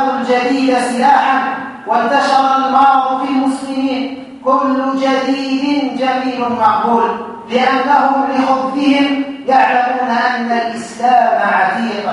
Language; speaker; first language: Arabic; native; Arabic